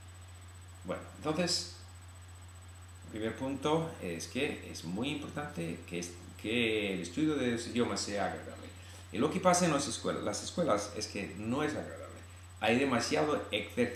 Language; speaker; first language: Spanish; non-native, fluent; English